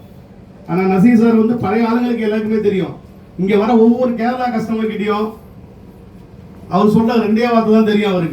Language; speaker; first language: Tamil; native; Tamil